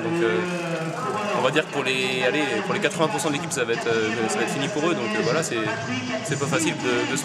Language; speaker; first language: French; native; French